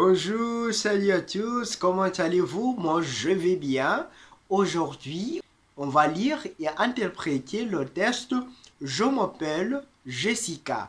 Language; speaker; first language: French; non-native, fluent; Portuguese